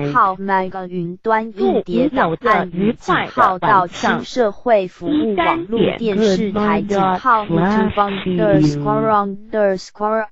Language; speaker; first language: Chinese; native; Chinese